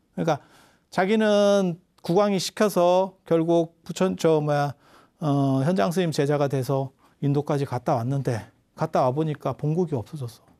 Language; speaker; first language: Korean; native; Korean